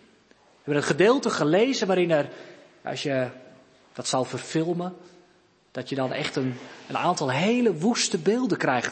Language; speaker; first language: Dutch; native; Dutch